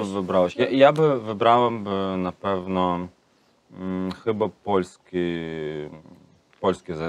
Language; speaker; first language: Polish; non-native, learner; Russian